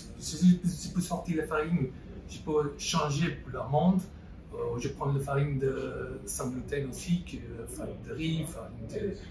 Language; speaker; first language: French; non-native, fluent; Portuguese